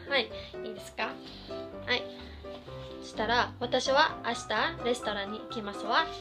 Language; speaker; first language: Japanese; non-native, fluent; Cebuano